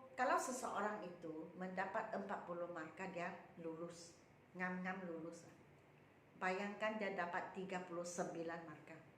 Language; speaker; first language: Malay; non-native, local second language; Chinese